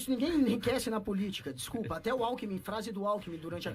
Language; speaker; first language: Portuguese; native; Portuguese